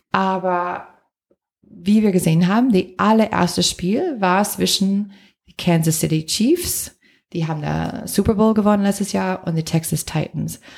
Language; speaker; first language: German; non-native, fluent; English